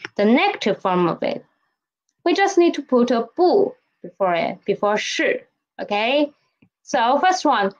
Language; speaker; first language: English; non-native, fluent; Chinese